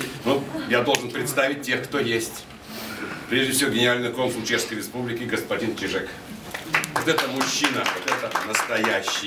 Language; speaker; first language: Russian; native; Russian